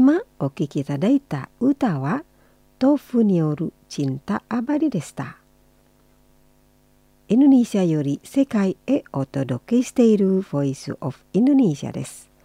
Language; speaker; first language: Japanese; non-native, fluent; Indonesian